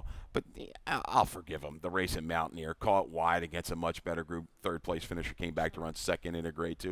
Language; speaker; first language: English; native; English